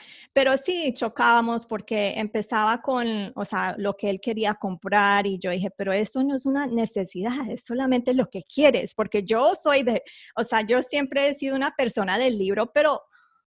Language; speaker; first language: Spanish; early bilingual, heritage; Spanish